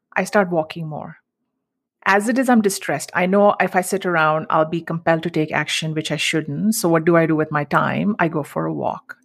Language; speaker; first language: English; non-native, local second language; Hindi